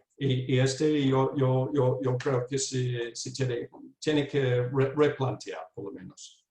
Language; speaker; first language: Spanish; non-native, fluent; English